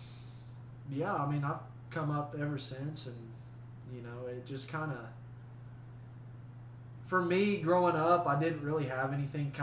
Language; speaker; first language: English; native; English